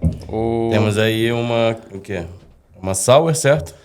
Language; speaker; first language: Portuguese; native; Portuguese